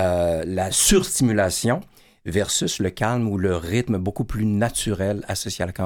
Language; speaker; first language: French; native; French